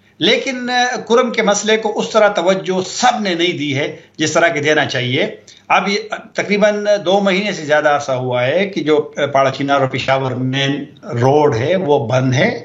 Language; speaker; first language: Urdu; non-native, local second language; Pashto